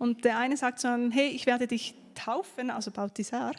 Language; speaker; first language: German; native; German